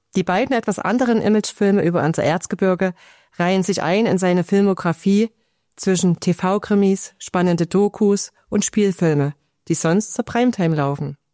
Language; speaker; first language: German; native; German